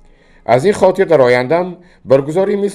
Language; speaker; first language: Persian; native; Persian